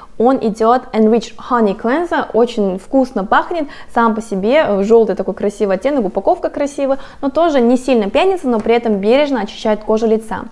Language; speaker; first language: Russian; non-native, fluent; Korean